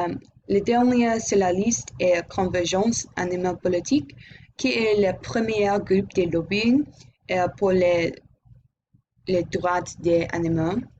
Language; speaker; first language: French; non-native, learner; English